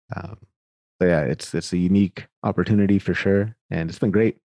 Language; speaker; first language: English; native; English